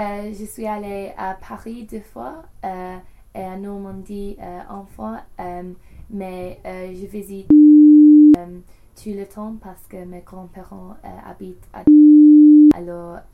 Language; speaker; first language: French; non-native, learner; English